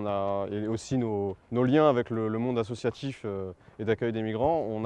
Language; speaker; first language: French; native; French